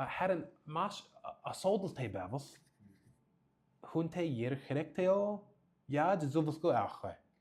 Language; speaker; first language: Mongolian; non-native, learner; English